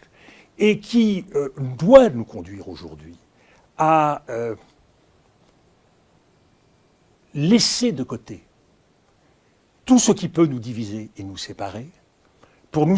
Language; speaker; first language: French; native; French